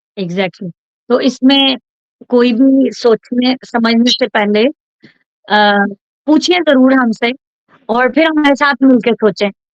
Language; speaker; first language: Urdu; native; Urdu